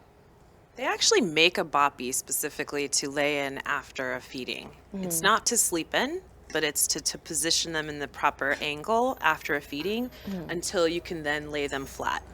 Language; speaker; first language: English; native; English